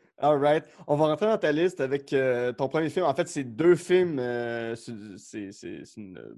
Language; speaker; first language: French; native; French